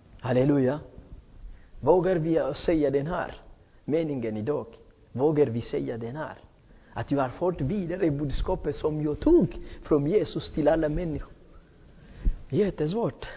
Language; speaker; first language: Swedish; non-native, fluent; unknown